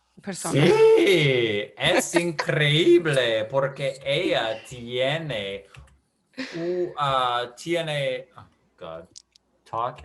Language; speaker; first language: Spanish; non-native, learner; English